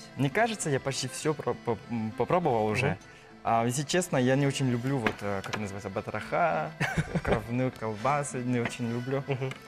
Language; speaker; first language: Russian; non-native, fluent; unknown